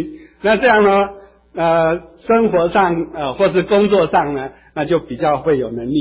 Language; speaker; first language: Chinese; native; Chinese